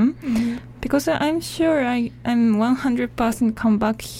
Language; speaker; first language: English; non-native, learner; Japanese